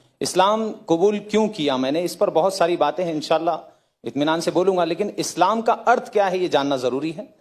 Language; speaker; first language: Hindi; native; Hindi